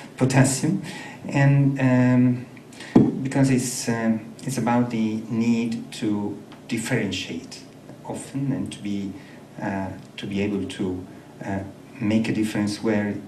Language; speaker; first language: English; non-native, fluent; Italian